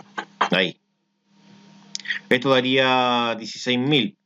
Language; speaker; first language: Spanish; native; Spanish